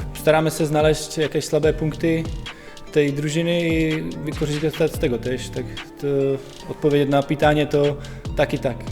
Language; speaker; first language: Polish; non-native, learner; Czech